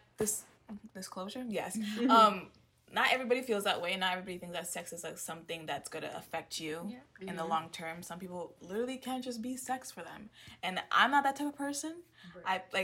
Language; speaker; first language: English; non-native, local second language; Swahili